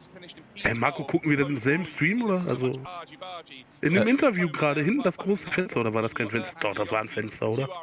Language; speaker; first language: German; native; German